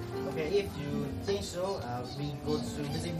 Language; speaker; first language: English; non-native, learner; Hmong